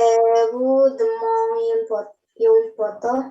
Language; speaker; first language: French; non-native, learner; Indonesian